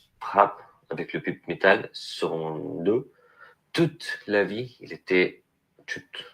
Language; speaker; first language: French; non-native, learner; Arabic